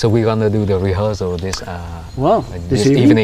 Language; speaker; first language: English; non-native, learner; Japanese